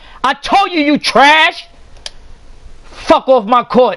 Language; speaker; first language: English; early bilingual, other home language; Spanish